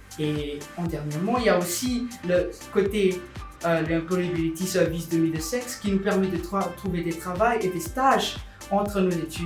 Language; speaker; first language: French; non-native, local second language; Malagasy